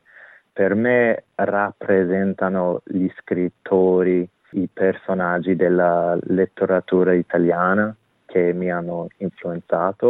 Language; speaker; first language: Italian; non-native, fluent; English